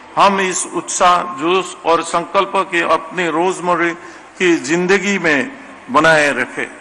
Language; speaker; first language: Hindi; non-native, local second language; Assamese